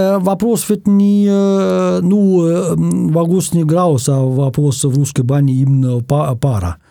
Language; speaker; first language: Russian; non-native, fluent; German